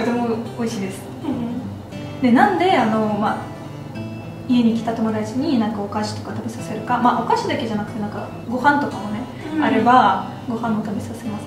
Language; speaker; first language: Japanese; non-native, fluent; Russian